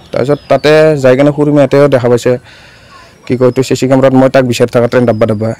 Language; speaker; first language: Assamese; non-native, local second language; Bodo